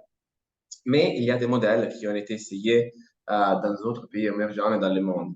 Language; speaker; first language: French; non-native, fluent; Italian